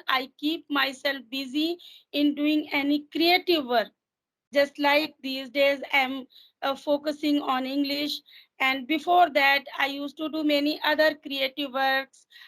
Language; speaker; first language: English; non-native, fluent; Hindi